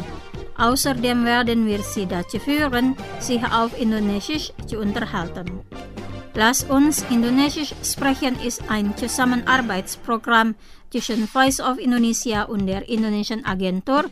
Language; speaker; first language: German; non-native, fluent; Indonesian